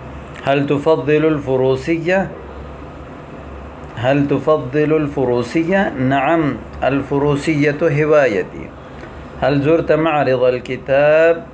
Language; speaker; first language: Arabic; non-native, fluent; Urdu